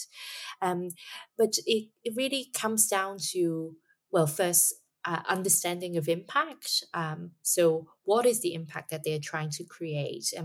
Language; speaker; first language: English; non-native, local second language; Cantonese